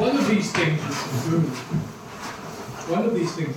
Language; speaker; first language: English; native; English